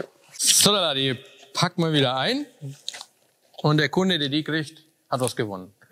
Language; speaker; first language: German; native; German